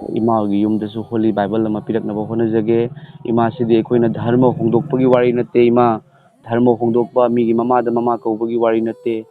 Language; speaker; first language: Manipuri; native; Manipuri